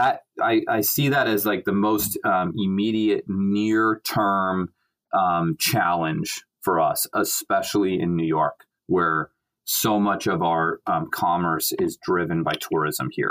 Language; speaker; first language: English; native; English